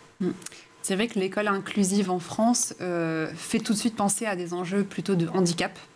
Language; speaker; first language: French; native; French